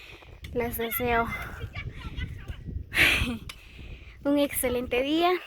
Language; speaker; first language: Spanish; native; Spanish